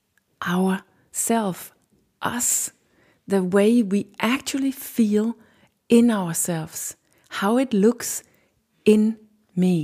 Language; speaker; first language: English; non-native, fluent; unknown